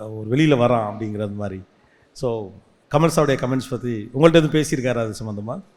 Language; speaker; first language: Tamil; native; Tamil